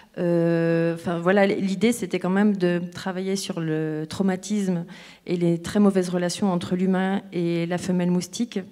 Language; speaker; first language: French; native; French